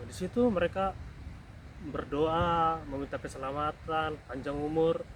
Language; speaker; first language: Indonesian; native; Indonesian